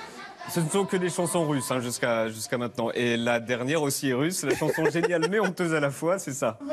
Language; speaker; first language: French; native; French